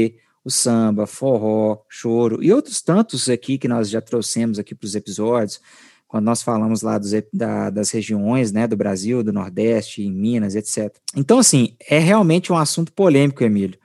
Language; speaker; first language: Portuguese; native; Portuguese